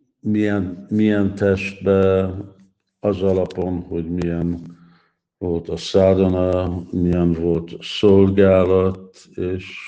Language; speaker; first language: Hungarian; early bilingual, heritage; Hungarian